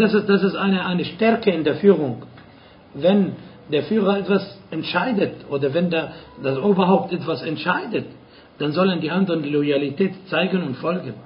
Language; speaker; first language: German; non-native, fluent; Arabic